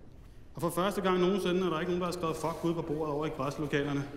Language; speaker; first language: Danish; native; Danish